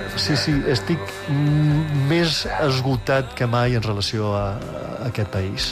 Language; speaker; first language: Catalan; non-native, learner; English